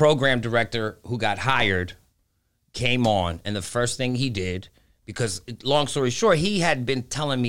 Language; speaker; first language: English; early bilingual, other home language; Greek